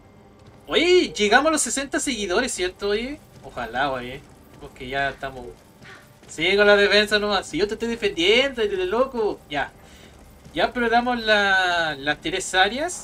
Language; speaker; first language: Spanish; native; Spanish